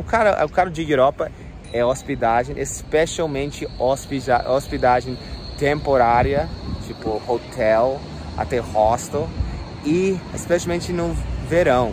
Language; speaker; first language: Portuguese; non-native, fluent; English